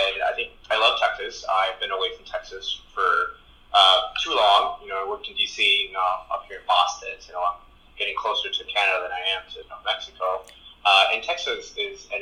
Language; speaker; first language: English; early bilingual, other home language; Spanish